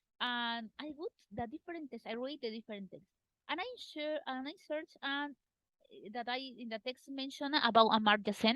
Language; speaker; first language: English; non-native, learner; Spanish